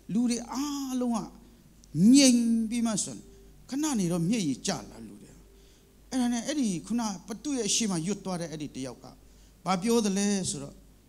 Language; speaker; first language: Burmese; non-native, local second language; Kachin